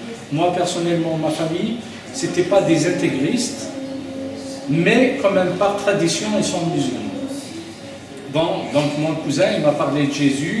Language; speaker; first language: French; native; French